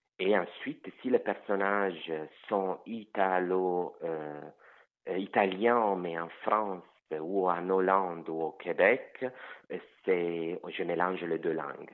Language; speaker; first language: French; non-native, fluent; Italian